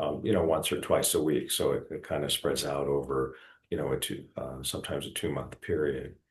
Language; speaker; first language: English; native; English